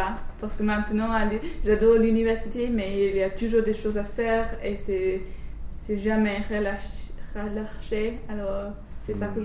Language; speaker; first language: French; non-native, learner; English